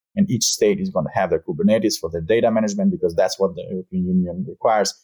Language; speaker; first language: English; non-native, fluent; Albanian